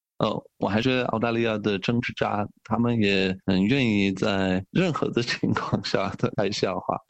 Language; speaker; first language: Chinese; non-native, fluent; English